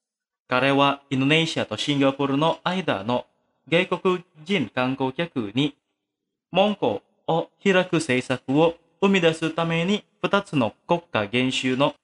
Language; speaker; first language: Japanese; non-native, fluent; Indonesian